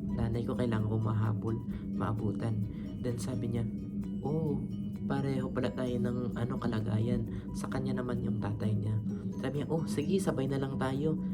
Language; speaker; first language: Filipino; non-native, local second language; Cebuano